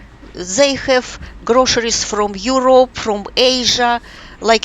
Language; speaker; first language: English; non-native, fluent; Russian